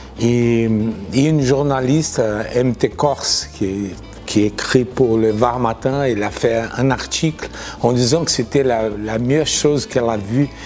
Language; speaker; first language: French; non-native, fluent; Portuguese